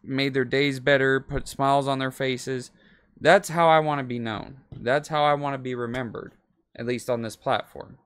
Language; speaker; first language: English; native; English